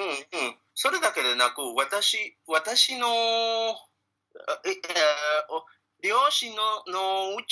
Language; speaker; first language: Japanese; non-native, learner; Spanish